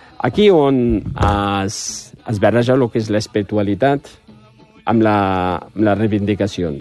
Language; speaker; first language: Catalan; non-native, fluent; Riffian